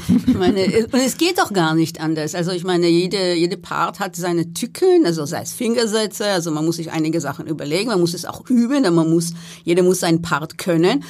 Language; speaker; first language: German; non-native, fluent; Hebrew